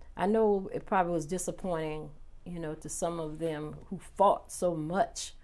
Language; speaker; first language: English; native; English